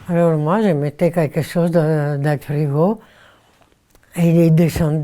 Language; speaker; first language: French; non-native, learner; Italian